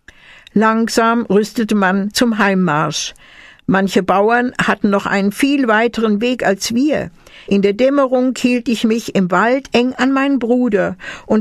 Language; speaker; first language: German; native; German